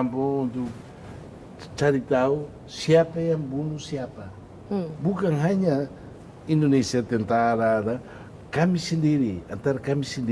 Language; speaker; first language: Indonesian; non-native, fluent; Tetum